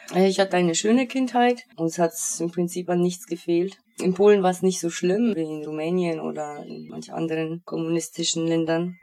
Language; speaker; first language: German; early bilingual, other home language; Polish